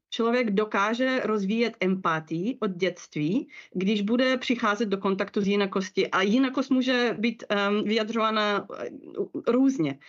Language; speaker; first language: Czech; non-native, fluent; Russian